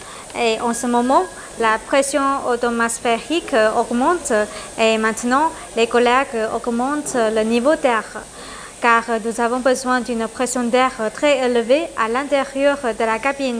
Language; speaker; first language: French; non-native, learner; Chinese